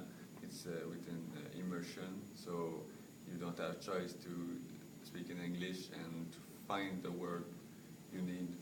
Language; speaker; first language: English; non-native, learner; French